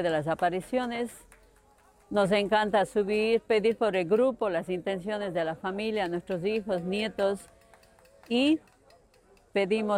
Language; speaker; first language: Spanish; native; Spanish